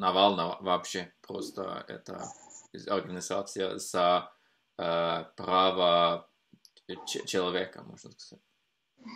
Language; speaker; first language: Russian; non-native, fluent; Norwegian